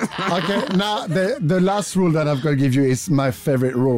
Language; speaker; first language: English; non-native, fluent; French